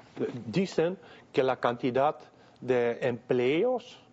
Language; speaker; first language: Spanish; non-native, fluent; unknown